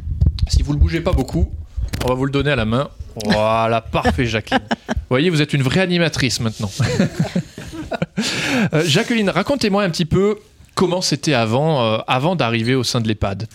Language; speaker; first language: French; native; French